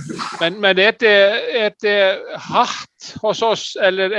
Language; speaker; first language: Swedish; non-native, fluent; Icelandic